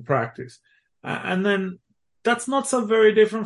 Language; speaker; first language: English; native; English